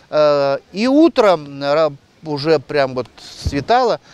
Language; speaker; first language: Russian; native; Russian